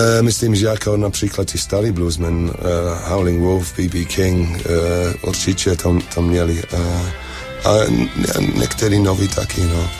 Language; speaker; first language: Czech; non-native, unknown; English